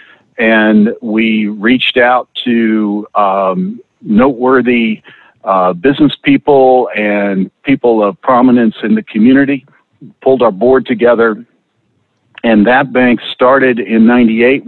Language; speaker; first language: English; native; English